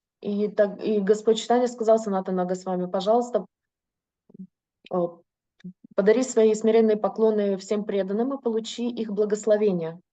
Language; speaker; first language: Russian; native; Russian